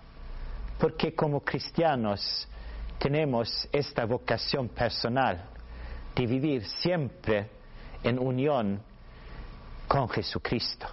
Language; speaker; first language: Spanish; non-native, learner; Swedish